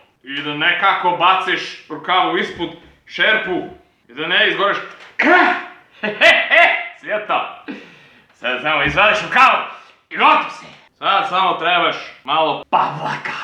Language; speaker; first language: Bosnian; non-native, learner; English